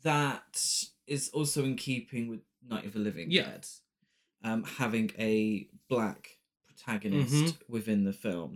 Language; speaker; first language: English; native; English